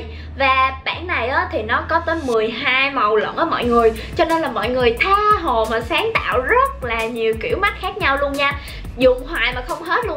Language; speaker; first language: Vietnamese; native; Vietnamese